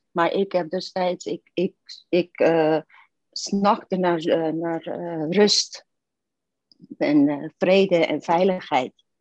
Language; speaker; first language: Dutch; non-native, fluent; Persian